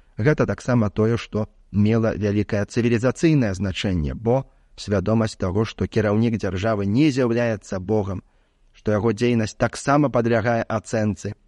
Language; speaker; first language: Belarusian; native; Belarusian